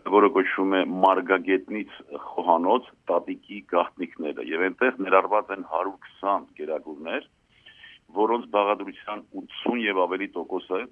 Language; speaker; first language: Armenian; native; Armenian